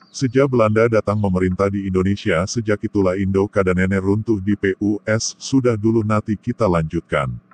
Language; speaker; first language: Indonesian; non-native, local second language; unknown